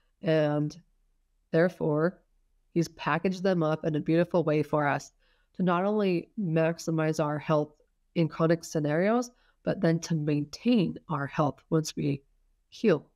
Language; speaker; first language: English; native; English